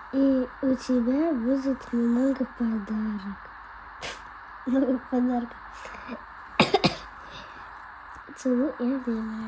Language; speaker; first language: Russian; early bilingual, other home language; Armenian